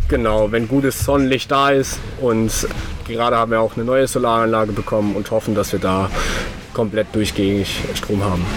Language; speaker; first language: German; native; German